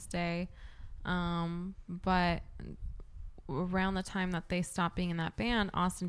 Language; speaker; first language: English; native; English